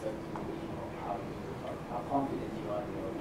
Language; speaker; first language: English; non-native, fluent; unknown